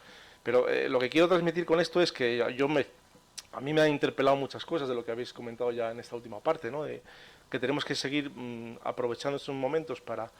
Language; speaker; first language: Spanish; native; Spanish